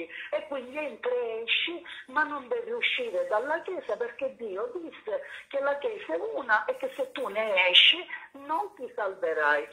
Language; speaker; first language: Italian; non-native, fluent; Maltese